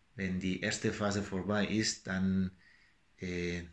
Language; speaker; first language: German; non-native, fluent; Spanish